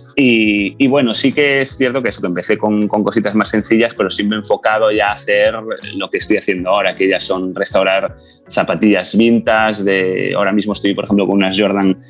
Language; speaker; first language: Spanish; native; Spanish